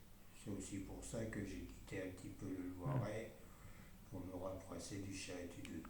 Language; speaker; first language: French; native; French